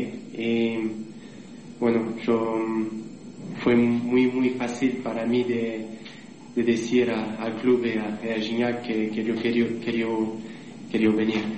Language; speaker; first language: Spanish; non-native, learner; French